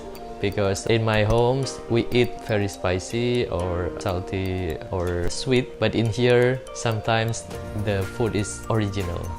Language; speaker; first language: English; non-native, learner; Indonesian